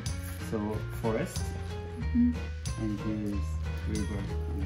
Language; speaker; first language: English; non-native, learner; Korean